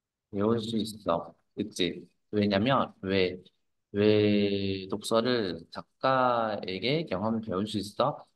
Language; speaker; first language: Korean; non-native, fluent; Vietnamese